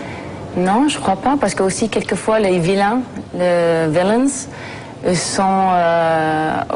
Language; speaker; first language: French; non-native, fluent; English